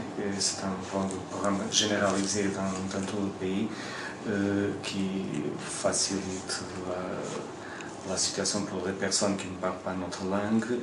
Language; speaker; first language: French; non-native, fluent; Portuguese